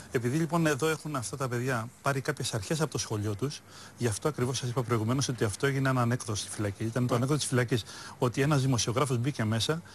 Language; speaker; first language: Greek; native; Greek